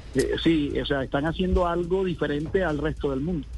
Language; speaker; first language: Spanish; native; Spanish